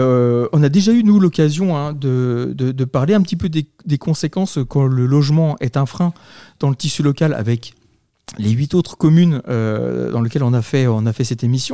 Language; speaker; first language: French; native; French